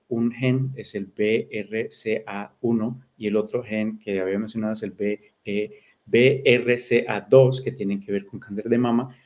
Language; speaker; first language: Spanish; early bilingual, heritage; Spanish